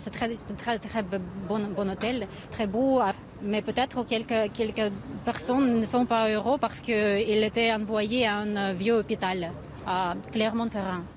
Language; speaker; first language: French; non-native, learner; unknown